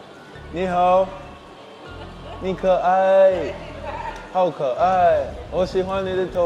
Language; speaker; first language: Chinese; non-native, learner; English